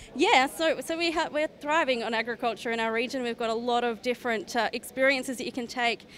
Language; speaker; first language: English; native; English